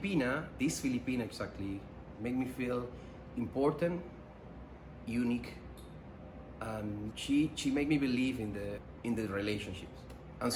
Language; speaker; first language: English; non-native, learner; Spanish